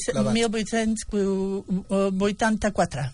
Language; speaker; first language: Catalan; non-native, fluent; Bosnian